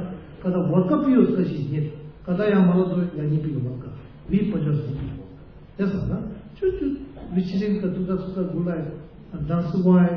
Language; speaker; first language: Russian; non-native, learner; Tibetan